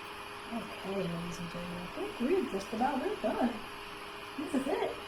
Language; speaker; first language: English; native; English